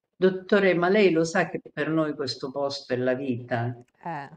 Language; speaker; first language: Italian; native; Italian